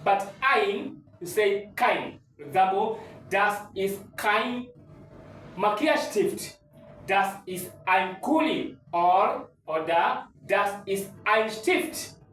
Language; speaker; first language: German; non-native, learner; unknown